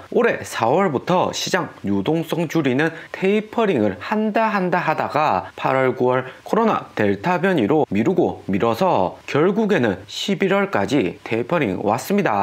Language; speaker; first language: Korean; native; Korean